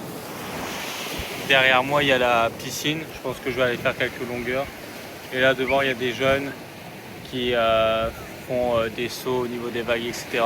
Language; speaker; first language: French; native; French